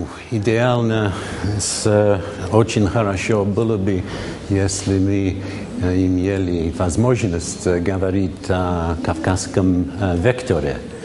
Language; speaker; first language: Russian; non-native, fluent; English